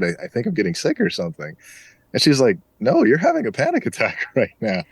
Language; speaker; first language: English; native; English